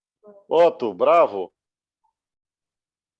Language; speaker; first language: English; non-native, learner; Portuguese